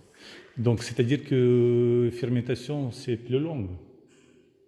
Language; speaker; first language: French; non-native, learner; Russian